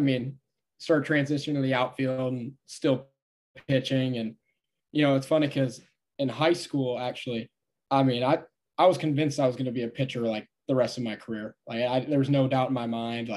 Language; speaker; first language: English; native; English